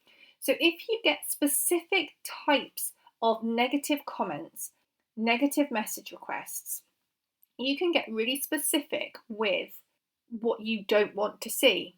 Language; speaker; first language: English; native; English